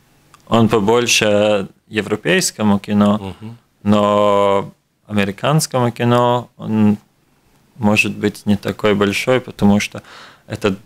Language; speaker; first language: Russian; non-native, local second language; Latvian